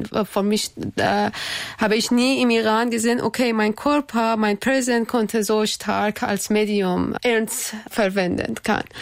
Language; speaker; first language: German; non-native, learner; Persian